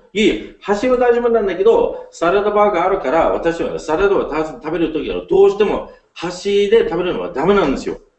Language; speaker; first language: Japanese; non-native, fluent; English